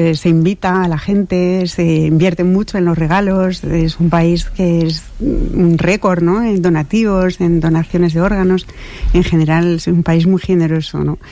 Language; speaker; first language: Spanish; non-native, fluent; French